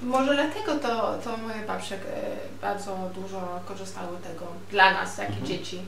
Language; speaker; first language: Polish; non-native, learner; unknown